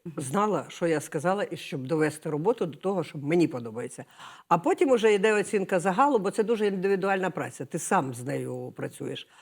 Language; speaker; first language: Ukrainian; native; Ukrainian